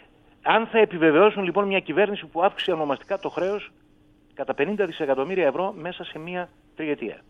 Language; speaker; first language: Greek; native; Greek